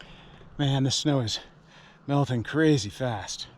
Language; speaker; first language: English; native; English